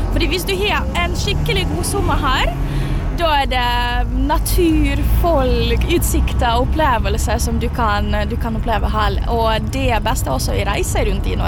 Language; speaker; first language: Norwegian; non-native, learner; Ukrainian